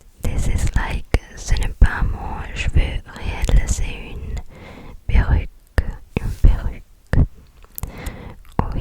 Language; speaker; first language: French; non-native, learner; English